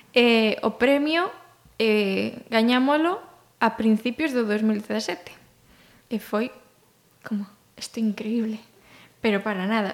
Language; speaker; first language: Galician; native; Galician